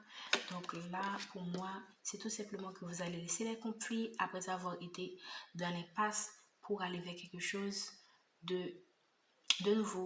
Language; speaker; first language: French; native; French